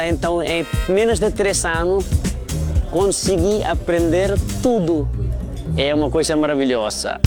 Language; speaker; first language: Portuguese; non-native, fluent; Nepali